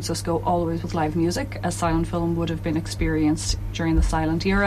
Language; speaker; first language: English; native; English